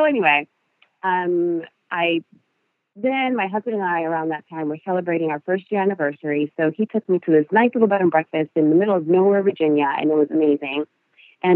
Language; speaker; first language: English; non-native, fluent; Spanish